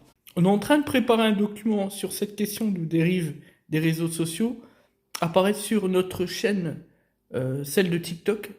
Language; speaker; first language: French; native; French